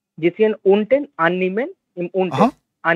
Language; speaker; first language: German; non-native, learner; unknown